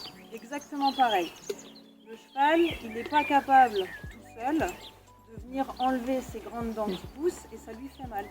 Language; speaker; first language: French; native; French